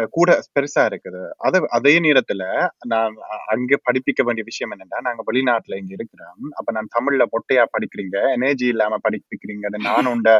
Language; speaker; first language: Tamil; early bilingual, heritage; Tamil